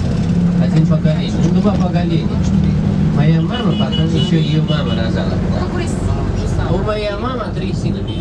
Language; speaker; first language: Russian; non-native, learner; Nepali